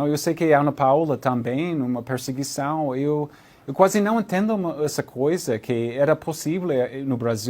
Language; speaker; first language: Portuguese; non-native, learner; English